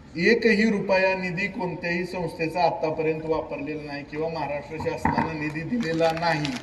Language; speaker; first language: Marathi; native; Marathi